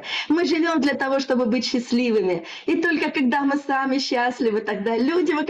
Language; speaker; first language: Russian; native; Russian